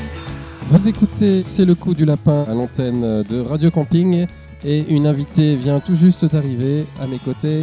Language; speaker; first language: French; native; French